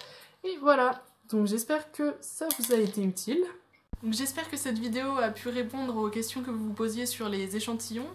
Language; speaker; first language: French; native; French